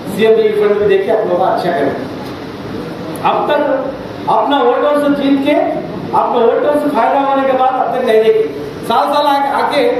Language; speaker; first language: Hindi; native; Hindi